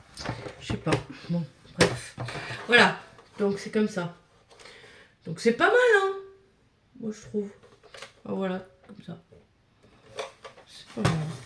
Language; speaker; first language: French; native; French